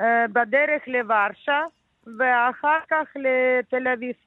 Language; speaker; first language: Hebrew; non-native, learner; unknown